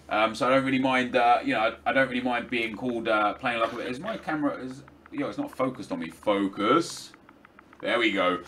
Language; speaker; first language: English; native; English